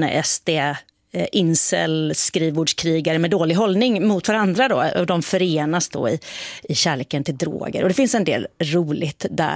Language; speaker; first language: Swedish; native; Swedish